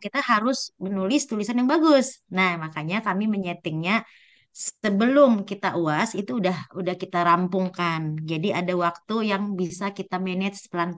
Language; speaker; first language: Indonesian; native; Indonesian